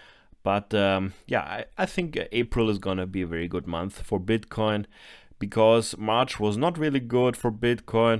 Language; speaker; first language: English; non-native, fluent; German